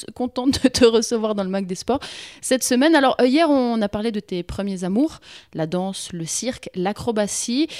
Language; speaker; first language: French; native; French